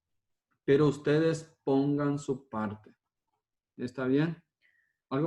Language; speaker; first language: Spanish; native; Spanish